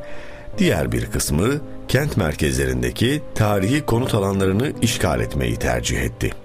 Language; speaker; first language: Turkish; native; Turkish